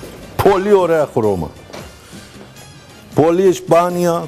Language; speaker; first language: Greek; non-native, learner; Persian